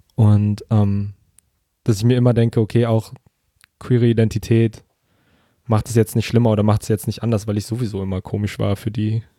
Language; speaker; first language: German; early bilingual, other home language; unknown